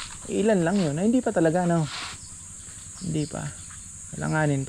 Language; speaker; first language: Filipino; native; Filipino